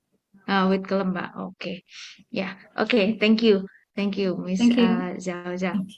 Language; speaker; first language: English; non-native, fluent; Indonesian